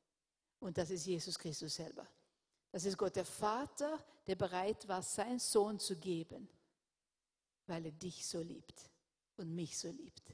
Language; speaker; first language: German; non-native, fluent; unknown